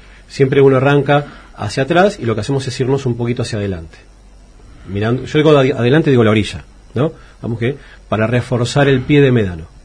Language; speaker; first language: Spanish; native; Spanish